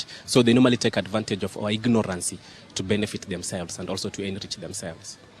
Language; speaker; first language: English; non-native, local second language; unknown